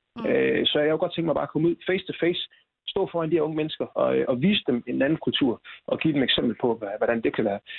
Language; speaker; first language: Danish; early bilingual, other home language; Swahili